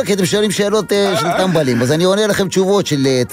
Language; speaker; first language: Hebrew; native; Hebrew